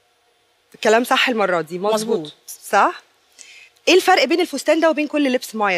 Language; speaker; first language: Arabic; native; Arabic